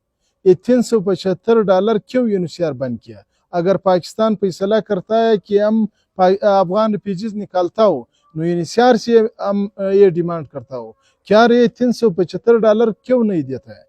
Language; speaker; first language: Hindi; non-native, fluent; Pashto